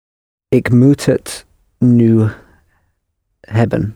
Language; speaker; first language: Dutch; non-native, learner; English